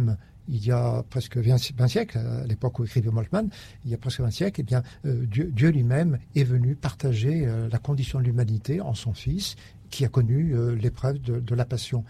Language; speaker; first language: French; native; French